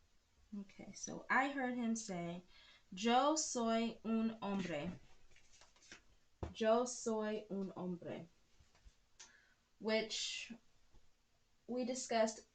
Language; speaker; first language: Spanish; non-native, learner; English